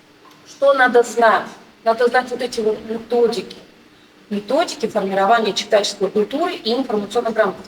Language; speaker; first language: Russian; native; Russian